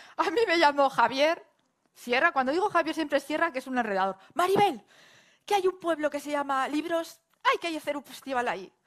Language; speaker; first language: Spanish; native; Spanish